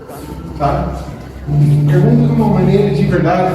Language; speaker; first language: Portuguese; non-native, fluent; English